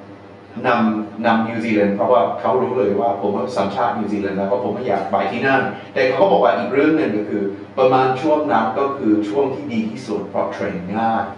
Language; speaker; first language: Thai; non-native, fluent; English